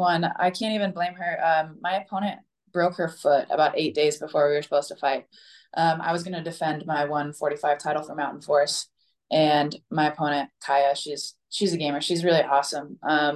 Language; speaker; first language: English; native; English